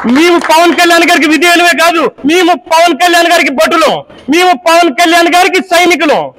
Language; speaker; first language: Telugu; native; Telugu